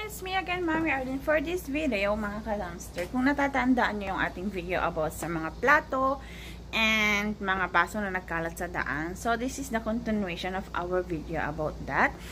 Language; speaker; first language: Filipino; non-native, local second language; Iloko